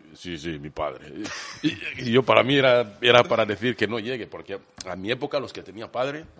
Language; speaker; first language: Spanish; non-native, fluent; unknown